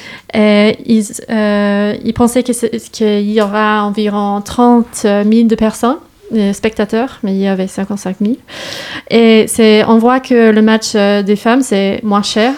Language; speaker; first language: French; non-native, learner; English